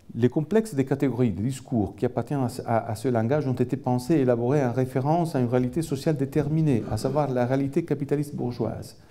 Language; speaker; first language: French; non-native, fluent; Italian